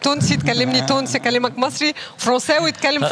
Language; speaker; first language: Arabic; native; Arabic